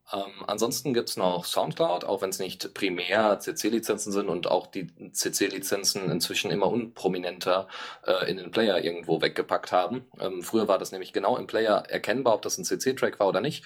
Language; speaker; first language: German; native; German